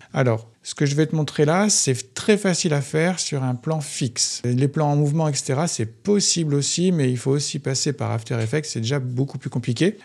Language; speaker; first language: French; native; French